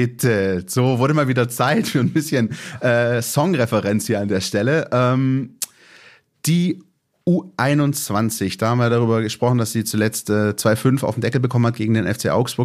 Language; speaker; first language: German; native; German